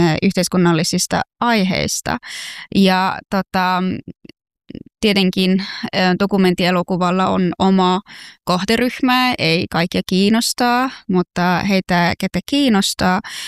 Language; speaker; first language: Finnish; non-native, fluent; Persian